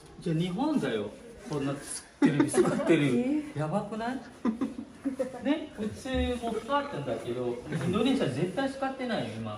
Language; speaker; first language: Japanese; non-native, fluent; Indonesian